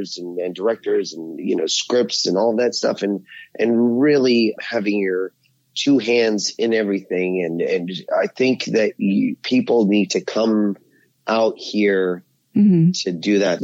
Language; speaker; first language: English; native; English